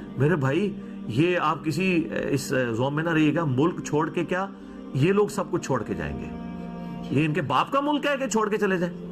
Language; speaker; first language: Urdu; non-native, local second language; Punjabi